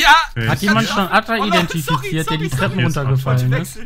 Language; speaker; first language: German; native; German